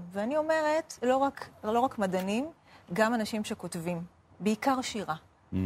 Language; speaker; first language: Hebrew; early bilingual, other home language; Arabic